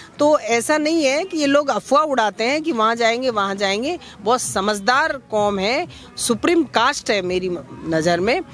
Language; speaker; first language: Hindi; native; Hindi